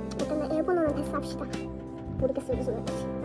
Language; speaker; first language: Korean; native; Korean